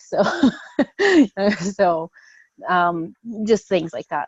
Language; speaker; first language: English; native; English